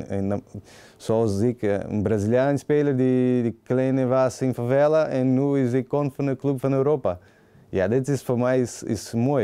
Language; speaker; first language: Dutch; non-native, learner; Portuguese